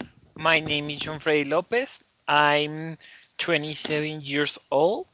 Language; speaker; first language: English; non-native, learner; Spanish